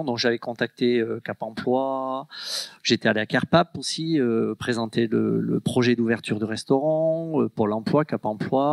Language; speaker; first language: French; native; French